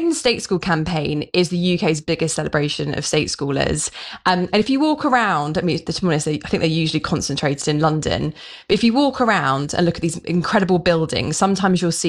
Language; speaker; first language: English; native; English